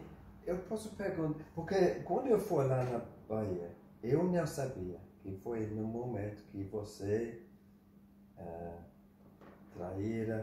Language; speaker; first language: Portuguese; non-native, learner; English